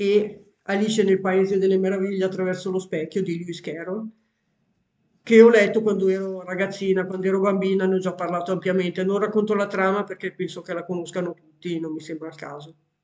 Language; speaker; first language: Italian; native; Italian